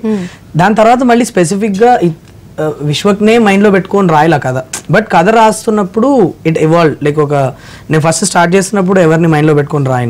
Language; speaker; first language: Telugu; native; Telugu